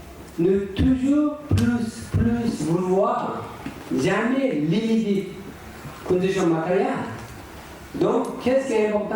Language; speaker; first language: French; non-native, learner; Tibetan